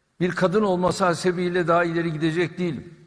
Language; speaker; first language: Turkish; native; Turkish